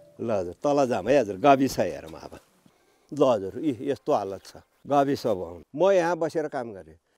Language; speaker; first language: Nepali; non-native, local second language; Gurung